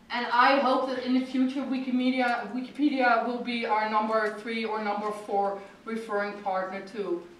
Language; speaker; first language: English; non-native, fluent; Dutch